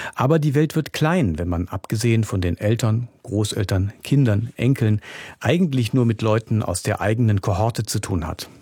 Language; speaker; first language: German; native; German